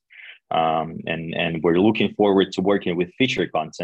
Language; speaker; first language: English; non-native, fluent; Russian